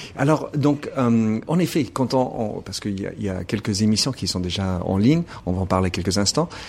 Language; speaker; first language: French; non-native, fluent; English